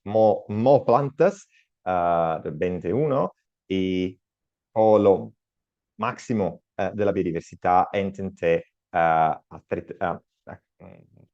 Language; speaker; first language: Spanish; non-native, learner; Italian